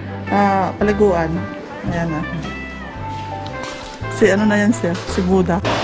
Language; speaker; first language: Korean; non-native, learner; Filipino